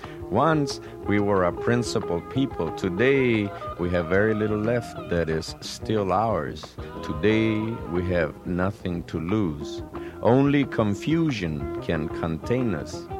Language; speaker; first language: English; early bilingual, other home language; Spanish